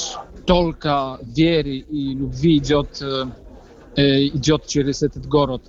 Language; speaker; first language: Russian; non-native, fluent; Polish